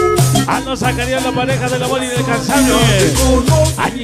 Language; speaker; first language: Spanish; native; Spanish